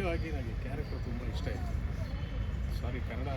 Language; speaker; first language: Kannada; non-native, learner; Telugu